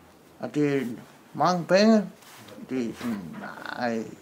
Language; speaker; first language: Danish; non-native, local second language; Kalaallisut